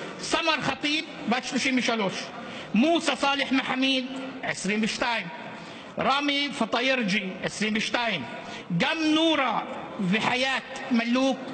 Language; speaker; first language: Hebrew; non-native, local second language; Arabic